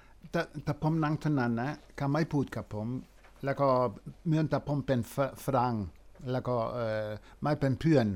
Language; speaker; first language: Thai; non-native, fluent; Dutch